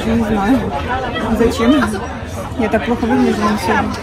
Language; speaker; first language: Russian; native; Russian